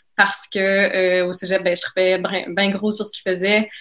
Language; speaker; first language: French; native; French